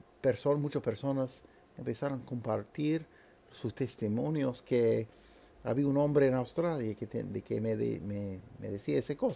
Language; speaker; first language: Spanish; non-native, fluent; English